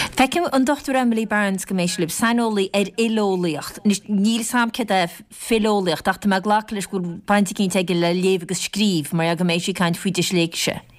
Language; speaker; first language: Irish; native; Irish